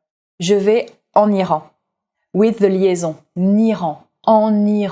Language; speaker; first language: French; native; French